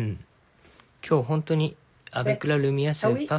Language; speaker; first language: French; non-native, fluent; Japanese